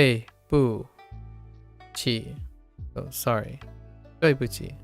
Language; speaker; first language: Chinese; non-native, learner; English